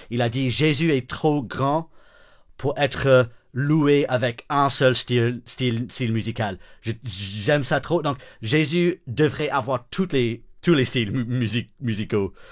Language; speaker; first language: French; non-native, fluent; English